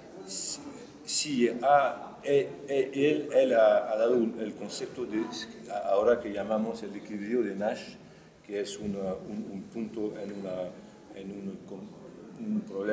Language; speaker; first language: Spanish; non-native, fluent; French